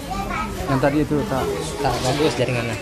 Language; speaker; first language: Indonesian; non-native, learner; Rohingya